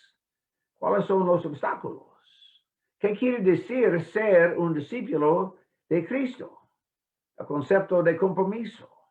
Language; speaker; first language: Spanish; non-native, fluent; English